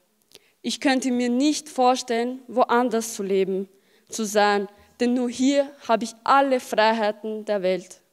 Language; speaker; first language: German; early bilingual, other home language; Albanian